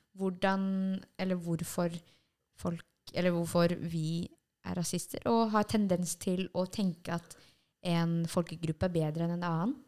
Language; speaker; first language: Norwegian; early bilingual, other home language; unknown